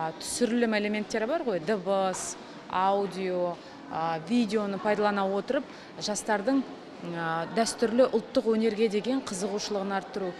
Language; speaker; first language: Kazakh; native; Kazakh